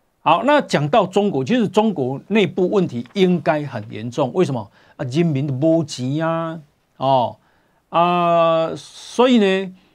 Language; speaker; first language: Chinese; native; Chinese